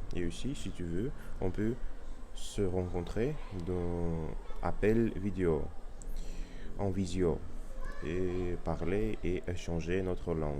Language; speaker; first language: French; non-native, learner; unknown